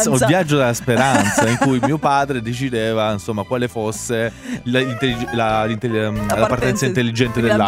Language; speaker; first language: Italian; native; Italian